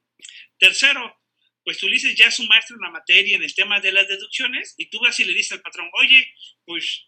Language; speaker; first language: Spanish; native; Spanish